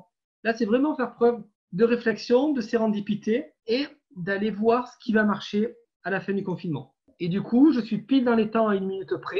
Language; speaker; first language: French; native; French